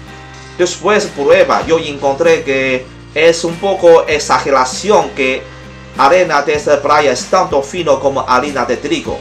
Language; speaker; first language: Spanish; non-native, learner; Chinese